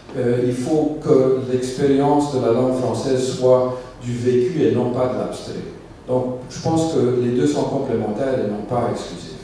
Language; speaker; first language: French; non-native, local second language; English